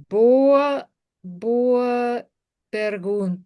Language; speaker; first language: Portuguese; non-native, fluent; German